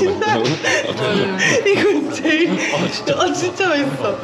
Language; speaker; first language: Korean; non-native, learner; French